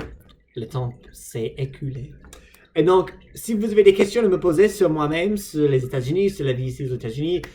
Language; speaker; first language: French; non-native, fluent; English